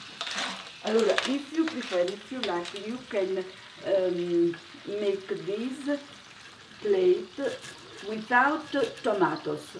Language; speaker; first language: English; non-native, learner; Italian